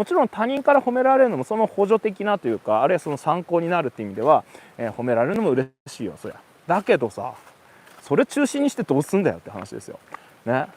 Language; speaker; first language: Japanese; native; Japanese